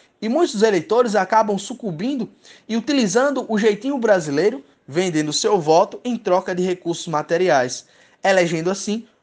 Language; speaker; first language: Portuguese; native; Portuguese